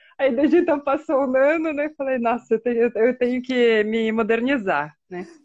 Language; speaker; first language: Portuguese; non-native, fluent; Russian